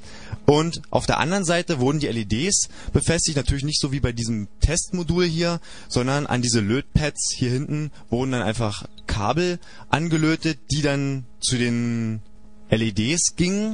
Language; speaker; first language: German; native; German